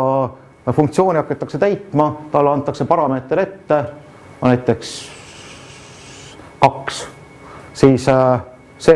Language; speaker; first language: Estonian; native; Estonian